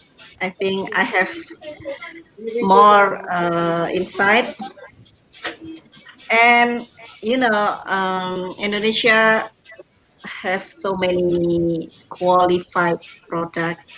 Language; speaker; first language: English; non-native, learner; Indonesian